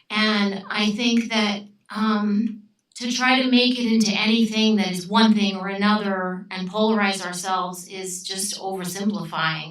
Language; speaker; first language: English; early bilingual, other home language; Romanian